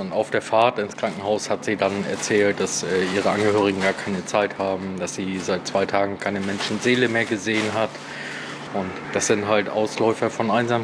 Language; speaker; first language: German; native; German